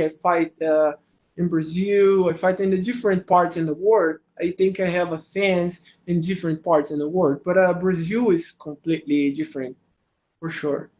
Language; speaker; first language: English; non-native, learner; Portuguese